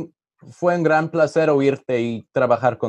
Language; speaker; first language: Spanish; non-native, learner; English